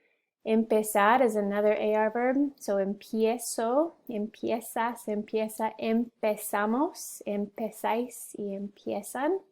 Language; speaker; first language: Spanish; non-native, fluent; English